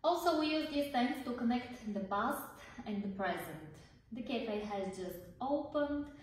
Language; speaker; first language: English; non-native, fluent; Bulgarian